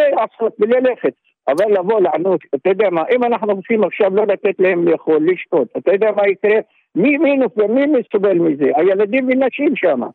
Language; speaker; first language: Hebrew; non-native, local second language; Arabic